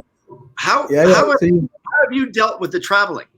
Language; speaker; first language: English; native; English